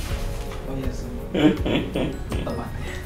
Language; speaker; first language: Japanese; non-native, learner; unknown